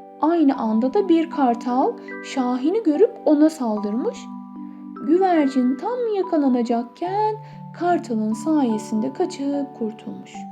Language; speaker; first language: Turkish; native; Turkish